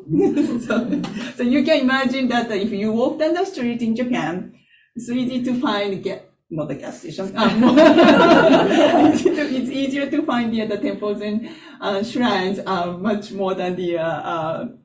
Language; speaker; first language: English; non-native, fluent; Japanese